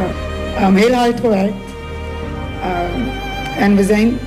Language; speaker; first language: Dutch; non-native, local second language; Papiamento